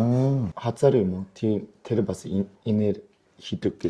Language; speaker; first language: Mongolian; non-native, fluent; Korean